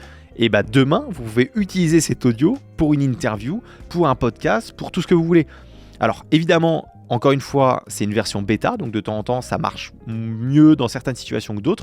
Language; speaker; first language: French; native; French